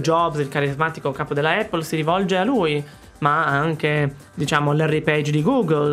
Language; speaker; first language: Italian; native; Italian